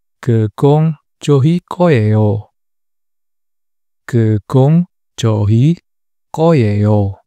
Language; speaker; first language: Korean; non-native, fluent; Indonesian